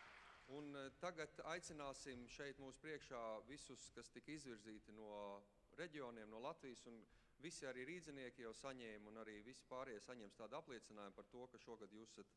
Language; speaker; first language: Latvian; native; Latvian